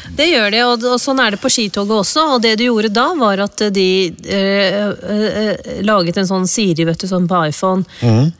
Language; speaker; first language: Norwegian; early bilingual, other home language; Urdu